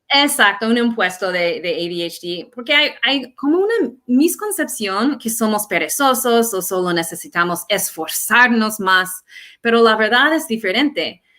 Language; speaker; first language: Spanish; non-native, fluent; English